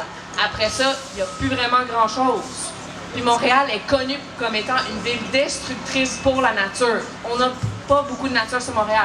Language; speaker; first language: French; native; French